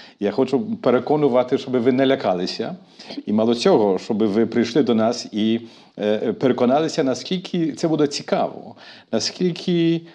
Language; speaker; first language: Ukrainian; early bilingual, heritage; Ukrainian